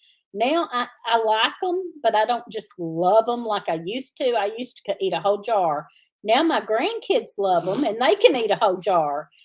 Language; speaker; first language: English; native; English